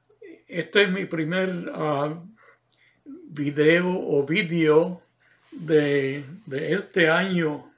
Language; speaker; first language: Spanish; non-native, fluent; English